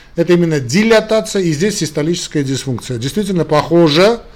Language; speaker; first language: Russian; non-native, local second language; Armenian